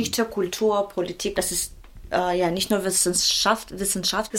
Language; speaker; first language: German; non-native, fluent; Russian